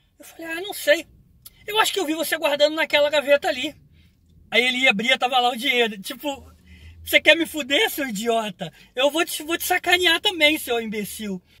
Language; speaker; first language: Portuguese; native; Portuguese